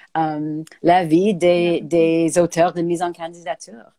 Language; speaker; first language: French; native; French